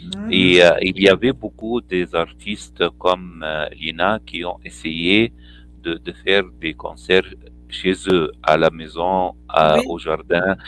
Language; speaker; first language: French; non-native, fluent; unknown